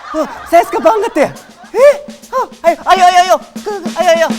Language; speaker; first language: Indonesian; non-native, learner; Japanese